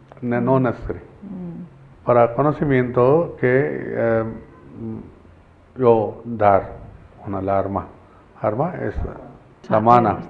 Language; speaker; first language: Spanish; non-native, learner; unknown